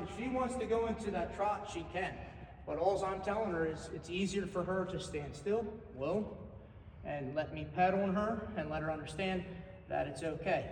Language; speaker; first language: English; native; English